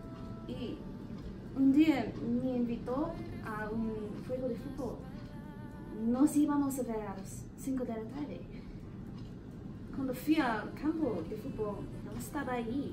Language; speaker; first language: Spanish; non-native, learner; English